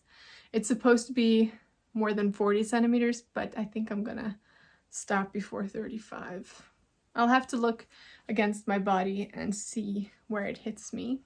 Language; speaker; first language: English; non-native, fluent; Norwegian